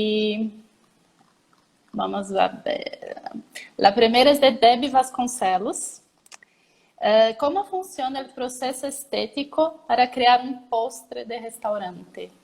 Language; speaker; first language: Spanish; non-native, learner; Portuguese